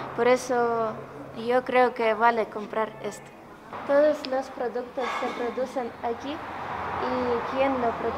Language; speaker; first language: Spanish; non-native, learner; Ukrainian